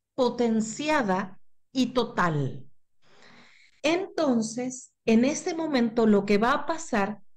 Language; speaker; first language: Spanish; native; Spanish